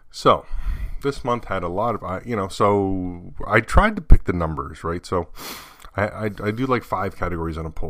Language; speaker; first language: English; native; English